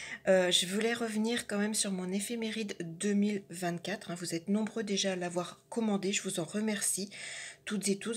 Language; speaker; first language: French; native; French